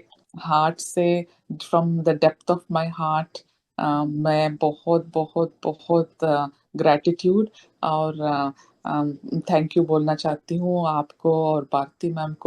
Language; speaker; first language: Hindi; non-native, local second language; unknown